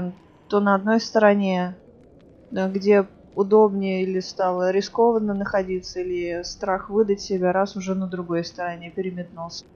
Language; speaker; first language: Russian; native; Russian